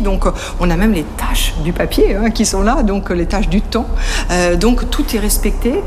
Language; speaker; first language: French; native; French